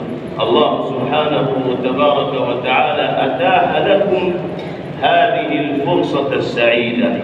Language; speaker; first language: Arabic; non-native, fluent; Urdu